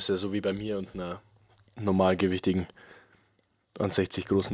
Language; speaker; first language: German; native; German